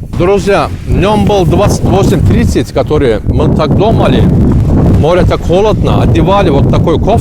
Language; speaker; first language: Russian; non-native, learner; Turkish